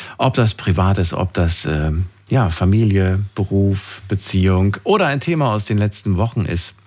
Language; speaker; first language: German; native; German